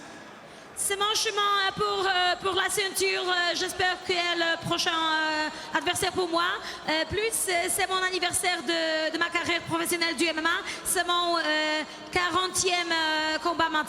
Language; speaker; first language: French; non-native, fluent; Polish